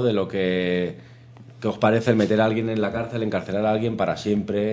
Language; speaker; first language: Spanish; native; Spanish